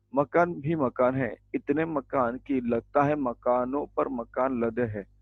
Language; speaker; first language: Hindi; non-native, local second language; Marathi